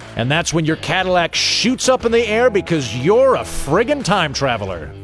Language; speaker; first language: English; native; English